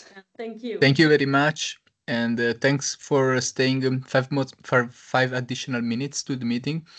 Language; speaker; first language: English; non-native, fluent; Polish